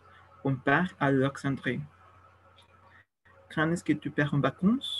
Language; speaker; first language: French; non-native, learner; Spanish